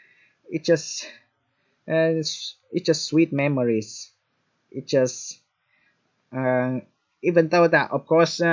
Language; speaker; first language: English; non-native, fluent; Vietnamese